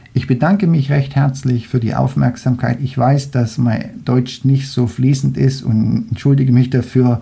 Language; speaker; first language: German; non-native, fluent; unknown